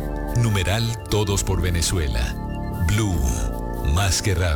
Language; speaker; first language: Spanish; native; Spanish